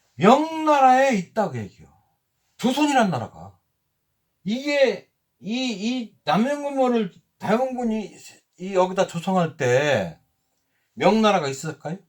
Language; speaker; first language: Korean; native; Korean